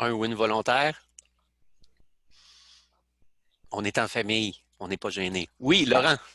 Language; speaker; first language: French; native; French